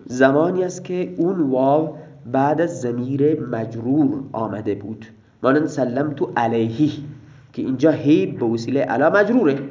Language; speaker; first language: Persian; non-native, local second language; Baluchi